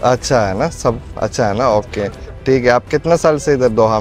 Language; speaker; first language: Hindi; non-native, learner; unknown